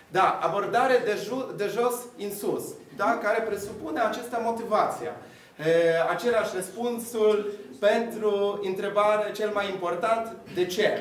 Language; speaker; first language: Romanian; non-native, fluent; Polish